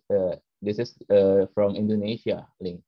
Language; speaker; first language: English; non-native, learner; Indonesian